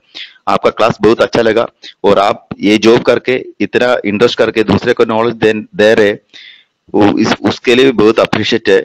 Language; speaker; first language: Hindi; non-native, local second language; Malayalam